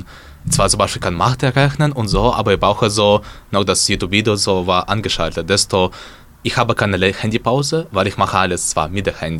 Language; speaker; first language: German; non-native, learner; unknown